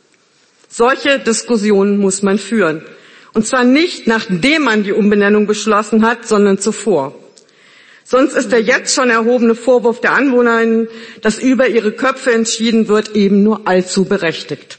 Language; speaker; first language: German; native; German